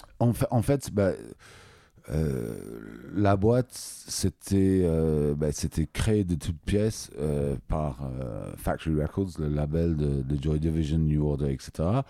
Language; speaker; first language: French; non-native, fluent; English